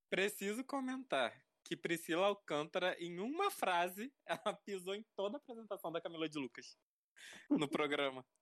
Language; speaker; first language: Portuguese; native; Portuguese